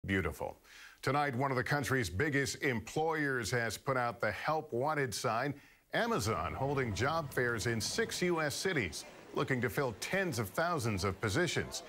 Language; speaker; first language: English; native; English